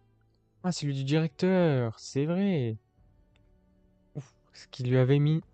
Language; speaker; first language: French; native; French